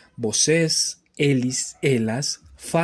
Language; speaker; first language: Portuguese; non-native, fluent; Spanish